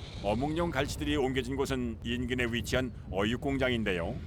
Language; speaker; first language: Korean; native; Korean